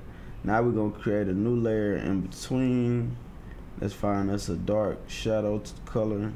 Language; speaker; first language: English; native; English